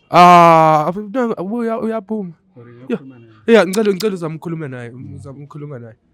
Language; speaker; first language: Zulu; non-native, local second language; Xhosa